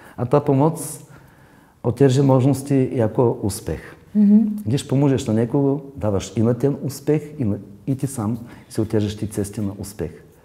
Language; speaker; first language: Czech; non-native, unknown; Bulgarian